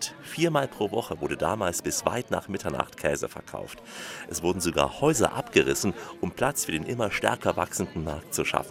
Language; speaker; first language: German; native; German